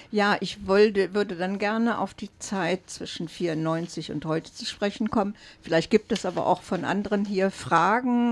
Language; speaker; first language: German; native; German